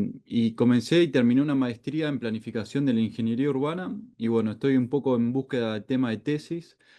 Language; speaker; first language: Spanish; native; Spanish